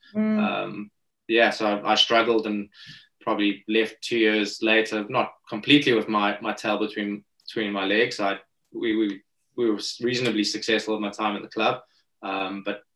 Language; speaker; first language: English; native; English